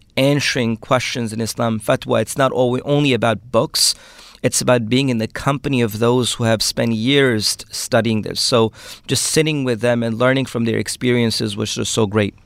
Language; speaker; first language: English; early bilingual, other home language; Urdu